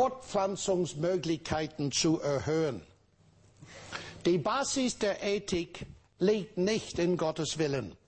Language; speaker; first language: German; non-native, fluent; English